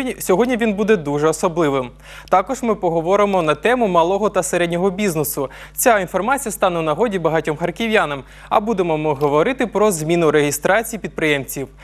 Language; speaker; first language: Ukrainian; native; Ukrainian